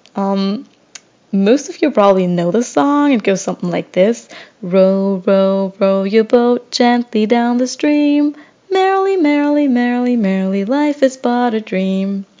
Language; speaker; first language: English; non-native, fluent; German